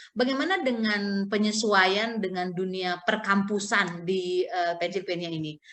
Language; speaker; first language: Indonesian; native; Indonesian